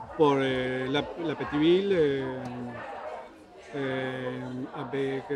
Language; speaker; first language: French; non-native, learner; Spanish